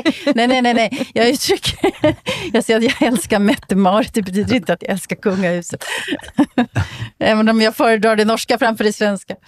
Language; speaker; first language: Swedish; native; Swedish